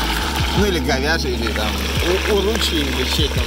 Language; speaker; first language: Russian; native; Russian